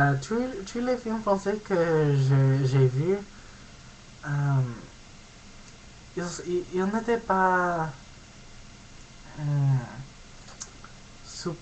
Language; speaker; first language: French; non-native, learner; English